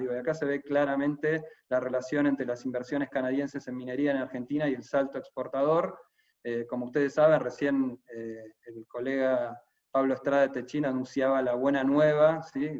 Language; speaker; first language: Spanish; native; Spanish